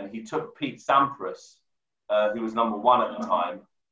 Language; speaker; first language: English; native; English